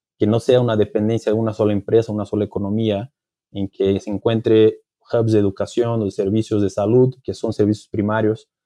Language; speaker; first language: Spanish; non-native, fluent; Portuguese